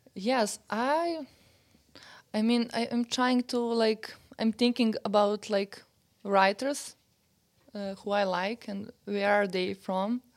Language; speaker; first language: English; non-native, fluent; Serbian